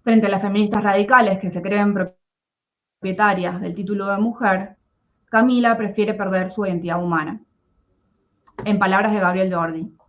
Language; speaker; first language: Spanish; native; Spanish